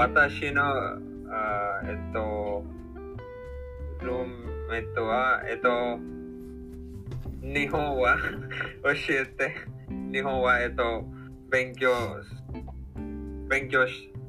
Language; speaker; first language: Japanese; non-native, learner; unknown